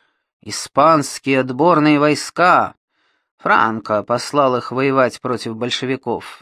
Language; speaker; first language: Russian; native; Russian